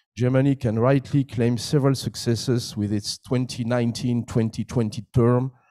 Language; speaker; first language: English; non-native, fluent; French